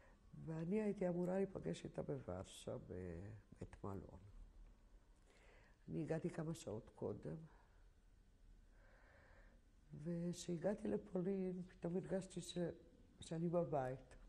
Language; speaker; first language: Hebrew; non-native, fluent; Polish